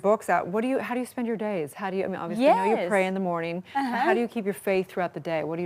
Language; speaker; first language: English; native; English